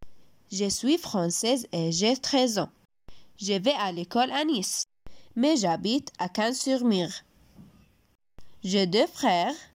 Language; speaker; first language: French; non-native, learner; Arabic